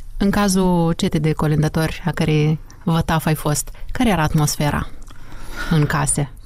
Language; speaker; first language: Romanian; native; Romanian